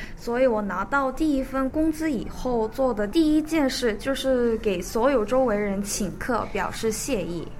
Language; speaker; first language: Chinese; early bilingual, other home language; Korean